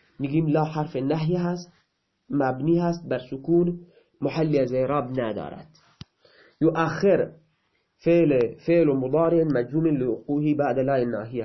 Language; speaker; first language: Persian; non-native, local second language; Baluchi